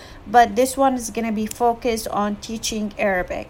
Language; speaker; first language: English; non-native, fluent; Arabic